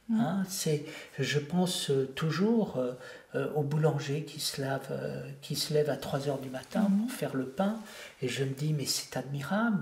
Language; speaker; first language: French; native; French